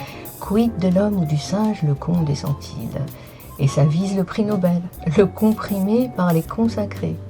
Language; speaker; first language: French; native; French